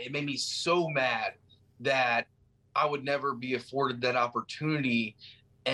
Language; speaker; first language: English; native; English